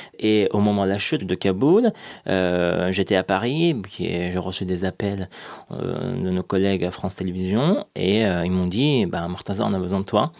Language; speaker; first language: French; non-native, fluent; Persian